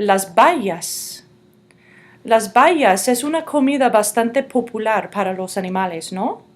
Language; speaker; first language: Spanish; non-native, fluent; English